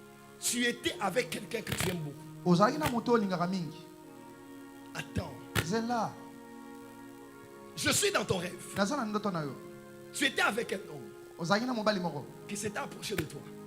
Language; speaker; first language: French; non-native, local second language; Lingala